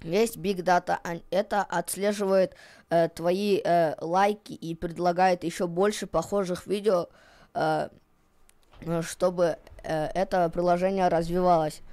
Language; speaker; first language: Russian; non-native, local second language; Kyrgyz